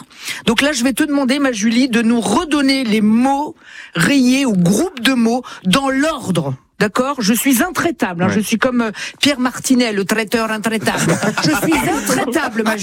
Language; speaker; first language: French; native; French